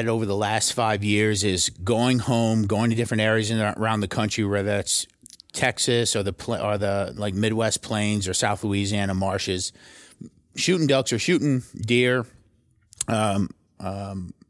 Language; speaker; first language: English; native; English